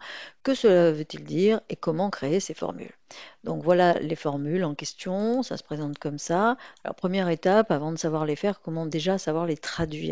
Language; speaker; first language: French; native; French